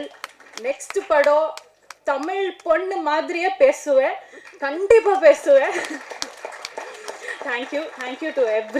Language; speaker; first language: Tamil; non-native, learner; Kannada